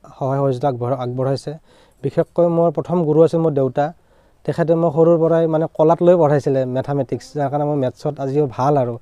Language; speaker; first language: Assamese; native; Assamese